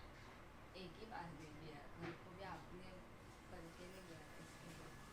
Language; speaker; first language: Hindi; native; Hindi